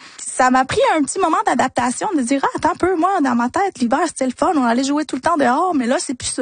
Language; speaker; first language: French; early bilingual, other home language; Spanish